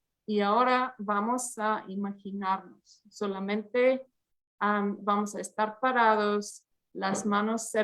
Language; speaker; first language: Spanish; early bilingual, heritage; English